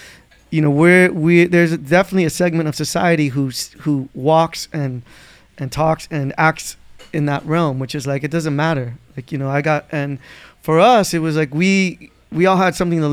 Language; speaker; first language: English; native; English